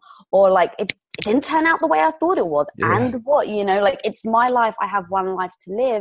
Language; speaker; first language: English; native; English